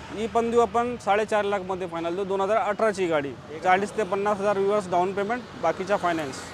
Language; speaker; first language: Marathi; non-native, local second language; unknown